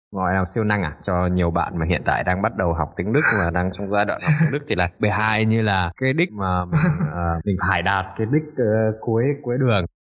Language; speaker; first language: Vietnamese; native; Vietnamese